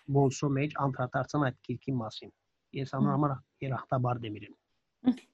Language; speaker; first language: Armenian; early bilingual, heritage; Armenian